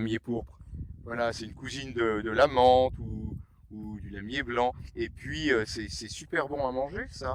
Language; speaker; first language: French; native; French